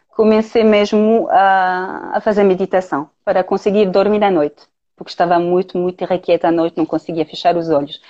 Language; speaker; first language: Portuguese; non-native, fluent; French